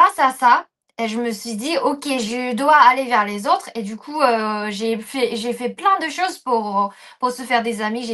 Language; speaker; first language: French; non-native, fluent; Japanese